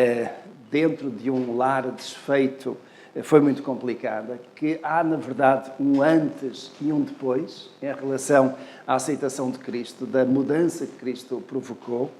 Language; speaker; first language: Portuguese; native; Portuguese